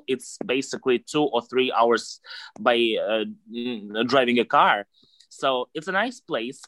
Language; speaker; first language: English; non-native, fluent; Russian